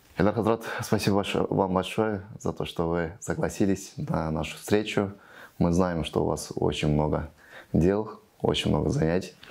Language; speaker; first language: Russian; non-native, local second language; Kyrgyz